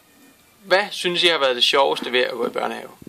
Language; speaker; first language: Danish; native; Danish